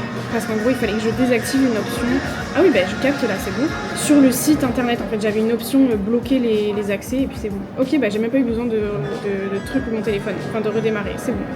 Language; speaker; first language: French; native; French